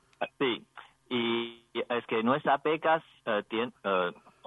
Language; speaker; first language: Spanish; non-native, learner; Chinese